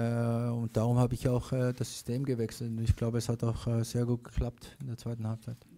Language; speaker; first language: German; non-native, fluent; Italian